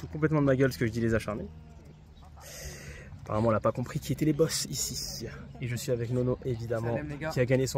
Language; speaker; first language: French; native; French